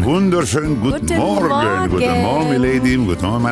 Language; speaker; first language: German; non-native, fluent; Spanish